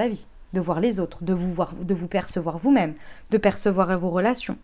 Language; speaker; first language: French; native; French